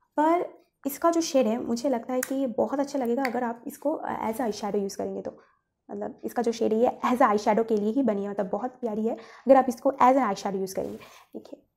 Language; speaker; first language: Hindi; non-native, local second language; Bangla